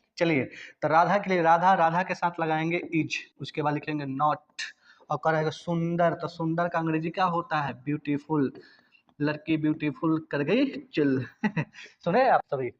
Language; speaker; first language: Hindi; native; Hindi